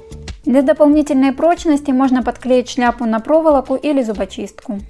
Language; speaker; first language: Russian; native; Russian